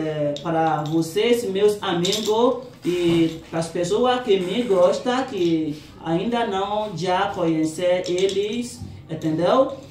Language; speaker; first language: Portuguese; non-native, local second language; Yoruba